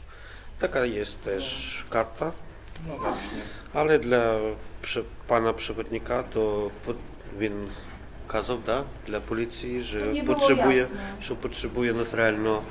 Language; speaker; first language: Polish; non-native, learner; Ukrainian